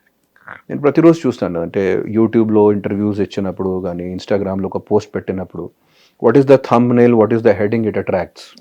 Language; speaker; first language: Telugu; non-native, fluent; Hindi